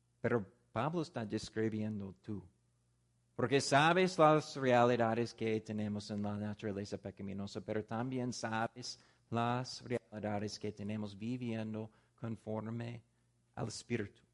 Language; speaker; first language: Spanish; non-native, fluent; English